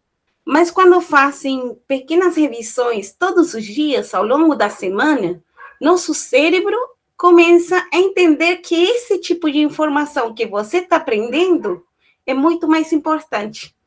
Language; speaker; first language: Portuguese; non-native, fluent; Spanish